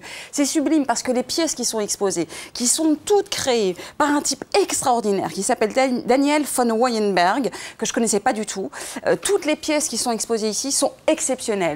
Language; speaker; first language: French; native; French